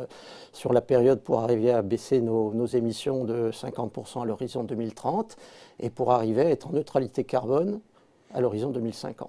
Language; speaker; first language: French; native; French